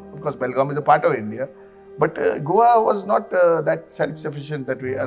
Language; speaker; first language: English; non-native, local second language; Konkani